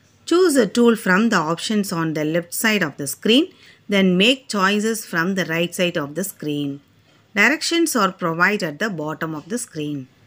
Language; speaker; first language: English; non-native, local second language; Tamil